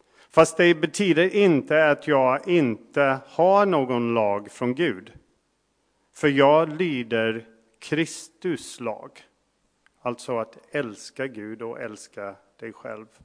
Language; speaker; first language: Swedish; non-native, fluent; English